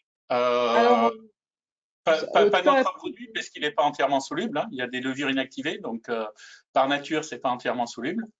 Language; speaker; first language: French; native; French